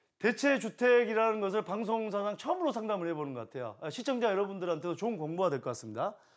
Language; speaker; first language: Korean; native; Korean